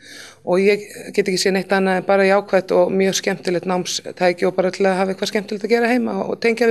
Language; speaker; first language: Icelandic; native; Icelandic